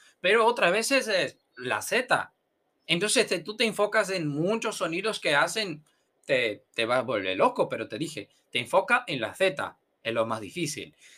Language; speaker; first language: Spanish; non-native, fluent; Portuguese